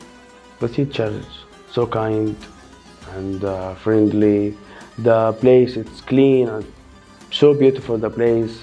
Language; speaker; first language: English; non-native, learner; Arabic